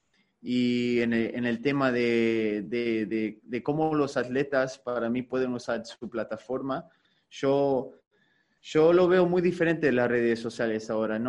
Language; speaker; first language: Spanish; early bilingual, heritage; Spanish